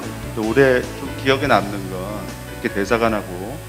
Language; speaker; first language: Korean; native; Korean